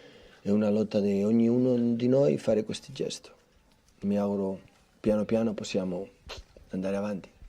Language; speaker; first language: Italian; non-native, fluent; Catalan